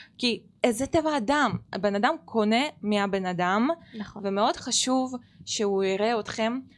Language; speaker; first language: Hebrew; non-native, fluent; Russian